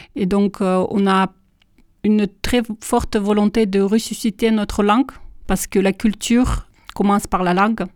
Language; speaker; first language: French; non-native, fluent; Russian